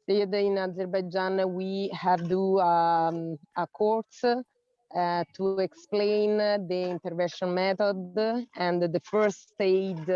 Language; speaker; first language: English; non-native, learner; Italian